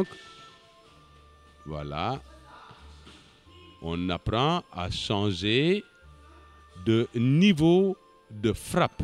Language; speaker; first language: French; non-native, local second language; Wolof